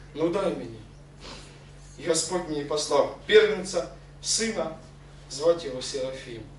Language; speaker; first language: Ukrainian; non-native, local second language; Russian